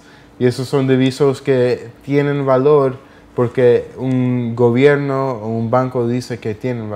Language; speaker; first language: Spanish; early bilingual, heritage; Spanish